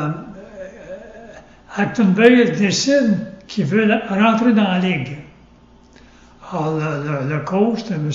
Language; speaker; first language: French; native; French